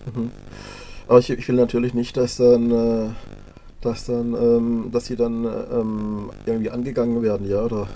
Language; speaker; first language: German; native; German